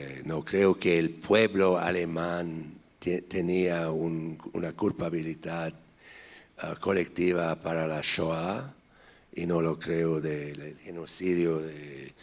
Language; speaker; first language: Spanish; non-native, fluent; English